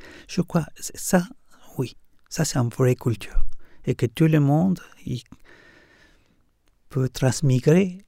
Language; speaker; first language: French; non-native, fluent; Spanish